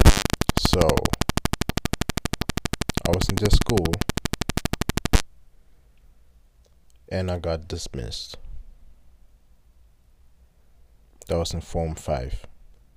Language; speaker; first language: English; non-native, local second language; German